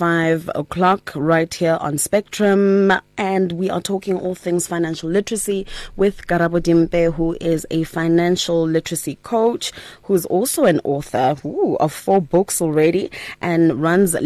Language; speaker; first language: English; non-native, local second language; Tswana